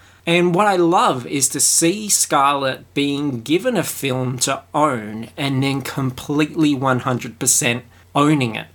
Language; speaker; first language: English; native; English